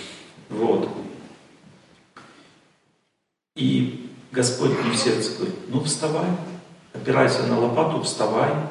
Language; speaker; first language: Russian; native; Russian